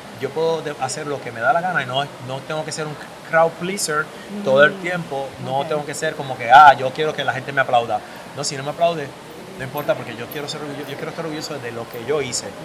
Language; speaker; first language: Spanish; native; Spanish